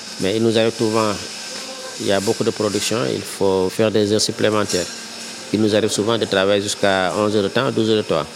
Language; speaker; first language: French; non-native, local second language; Wolof